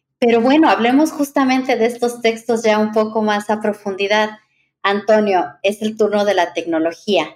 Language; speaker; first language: Spanish; native; Spanish